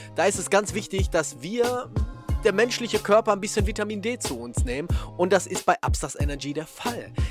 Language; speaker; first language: German; native; German